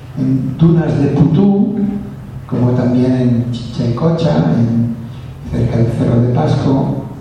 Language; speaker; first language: Spanish; non-native, local second language; Catalan